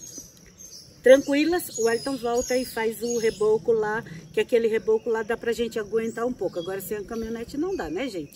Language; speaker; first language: Portuguese; native; Portuguese